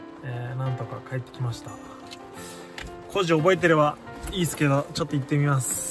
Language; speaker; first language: Japanese; native; Japanese